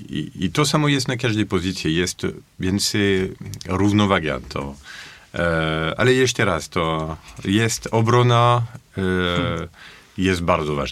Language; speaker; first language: Polish; non-native, fluent; French